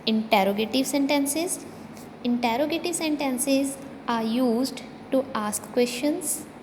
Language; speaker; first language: English; non-native, local second language; Punjabi